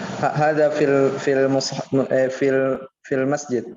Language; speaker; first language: Arabic; non-native, learner; Indonesian